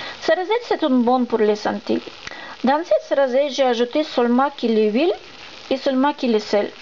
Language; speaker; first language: French; non-native, learner; Russian